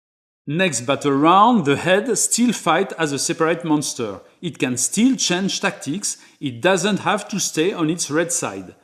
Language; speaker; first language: English; non-native, fluent; French